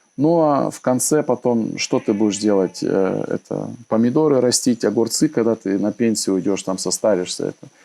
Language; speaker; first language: Russian; native; Russian